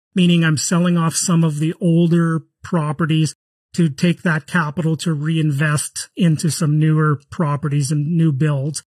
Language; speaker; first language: English; native; English